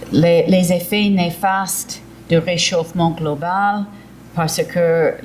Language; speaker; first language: French; early bilingual, heritage; English